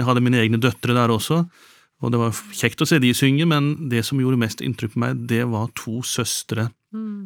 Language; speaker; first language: Norwegian; native; Norwegian